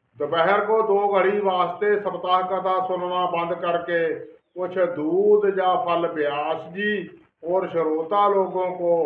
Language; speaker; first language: Hindi; non-native, local second language; Punjabi